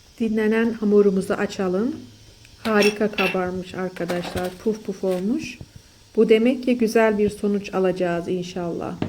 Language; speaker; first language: Turkish; native; Turkish